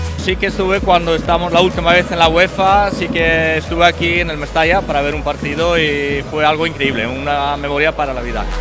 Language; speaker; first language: Spanish; non-native, fluent; Swedish